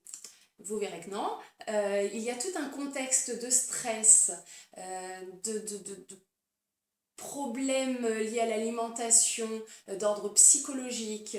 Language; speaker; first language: French; native; French